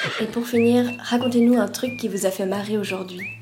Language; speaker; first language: French; native; French